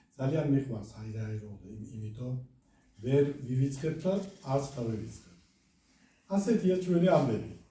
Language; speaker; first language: Georgian; early bilingual, heritage; Georgian